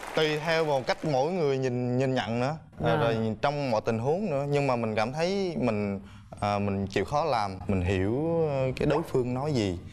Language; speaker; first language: Vietnamese; native; Vietnamese